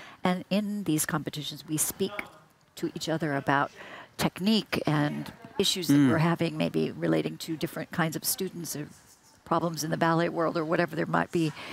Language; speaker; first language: English; native; English